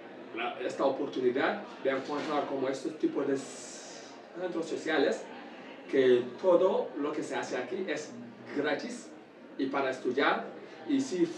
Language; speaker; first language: Spanish; non-native, learner; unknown